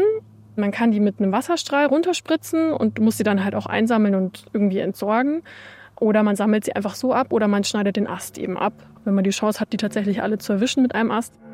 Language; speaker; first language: German; native; German